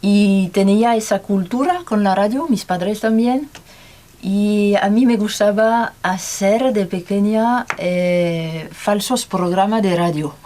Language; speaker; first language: Spanish; non-native, learner; French